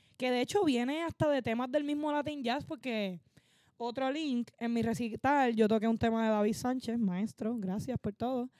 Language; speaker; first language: Spanish; native; Spanish